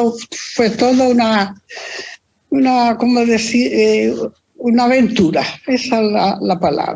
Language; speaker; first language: Spanish; early bilingual, other home language; Italian